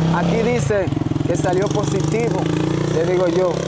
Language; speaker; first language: Spanish; native; Spanish